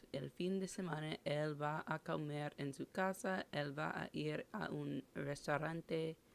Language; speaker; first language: Spanish; non-native, learner; English